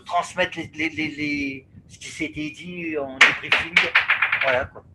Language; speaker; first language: French; native; French